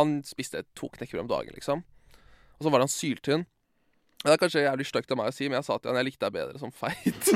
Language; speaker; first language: Norwegian; native; Norwegian